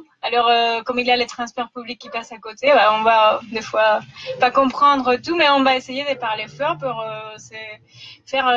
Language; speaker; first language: French; non-native, fluent; Spanish